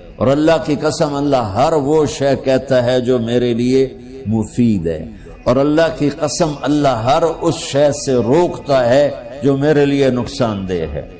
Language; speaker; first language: Urdu; non-native, local second language; Punjabi